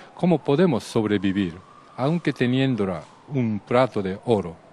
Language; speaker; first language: Spanish; non-native, learner; Japanese